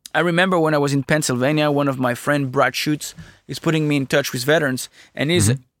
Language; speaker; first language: English; non-native, fluent; French